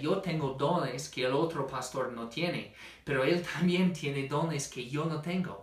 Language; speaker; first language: Spanish; non-native, fluent; English